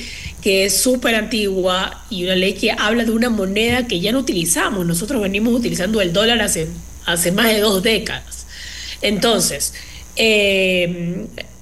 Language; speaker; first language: Spanish; native; Spanish